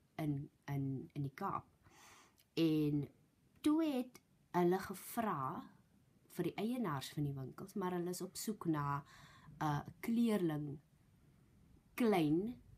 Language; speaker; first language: Afrikaans; native; Afrikaans